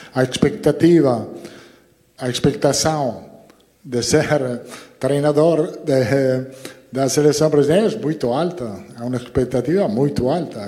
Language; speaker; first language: Portuguese; non-native, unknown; Italian